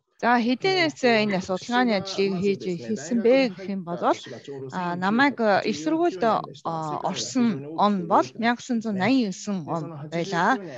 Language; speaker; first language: Mongolian; non-native, fluent; Japanese